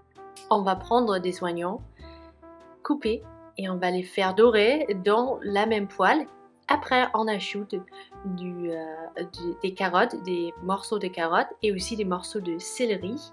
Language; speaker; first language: French; non-native, fluent; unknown